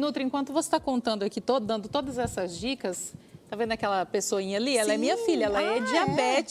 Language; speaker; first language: Portuguese; native; Portuguese